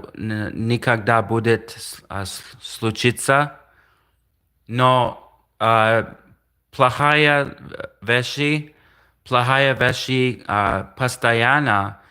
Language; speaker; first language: Russian; non-native, learner; English